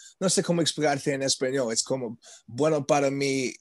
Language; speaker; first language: Spanish; non-native, learner; English